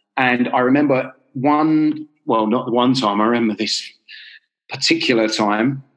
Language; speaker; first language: English; native; English